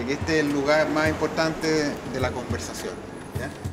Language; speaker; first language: Spanish; native; Spanish